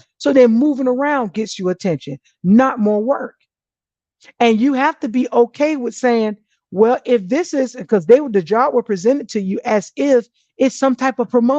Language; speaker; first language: English; native; English